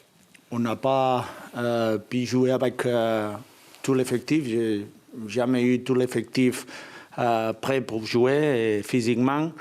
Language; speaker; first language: French; non-native, fluent; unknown